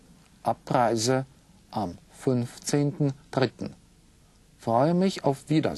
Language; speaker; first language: German; non-native, fluent; Russian